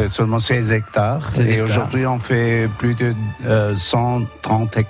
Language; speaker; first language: French; non-native, fluent; German